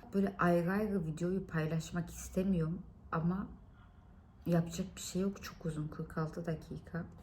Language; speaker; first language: Turkish; early bilingual, heritage; Turkish